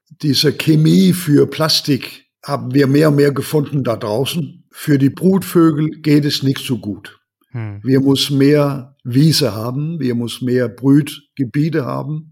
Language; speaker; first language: German; non-native, learner; Danish